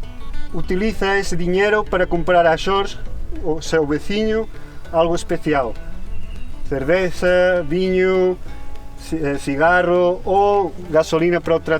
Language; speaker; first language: Portuguese; non-native, fluent; Spanish